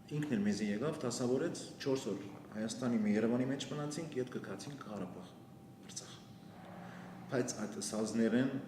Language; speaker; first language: Armenian; early bilingual, heritage; Armenian